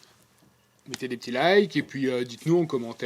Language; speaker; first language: French; native; French